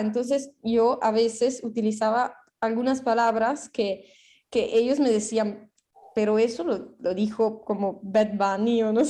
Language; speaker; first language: Spanish; non-native, fluent; Italian